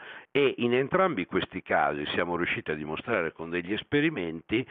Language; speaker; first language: Italian; native; Italian